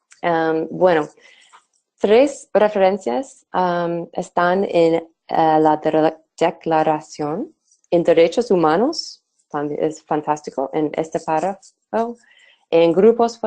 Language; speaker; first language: Spanish; non-native, fluent; English